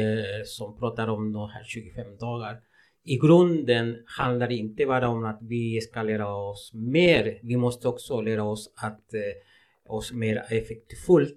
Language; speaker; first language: Swedish; non-native, fluent; Spanish